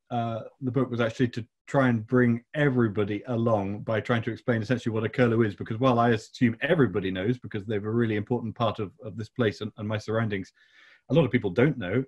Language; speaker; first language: English; native; English